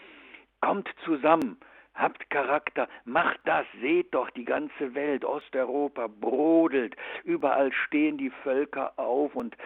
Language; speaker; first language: German; native; German